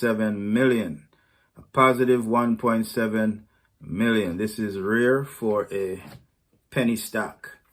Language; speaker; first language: English; native; English